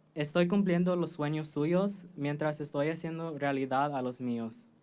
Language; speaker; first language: Spanish; early bilingual, heritage; Spanish